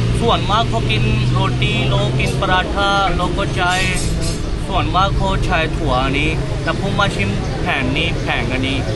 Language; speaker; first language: Thai; non-native, fluent; Urdu